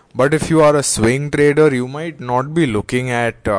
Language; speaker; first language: English; non-native, local second language; Hindi